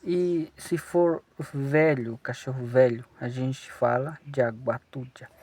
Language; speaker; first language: Portuguese; non-native, local second language; Guarani